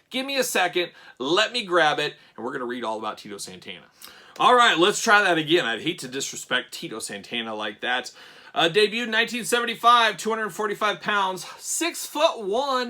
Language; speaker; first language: English; native; English